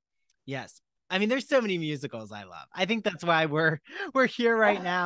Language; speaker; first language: English; native; English